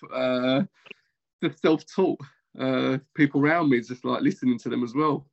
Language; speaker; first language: English; native; English